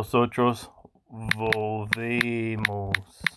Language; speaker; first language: Spanish; non-native, learner; English